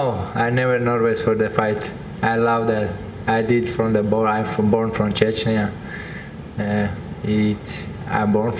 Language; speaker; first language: English; non-native, learner; Chechen